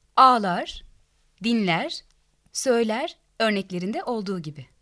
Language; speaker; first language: Turkish; native; Turkish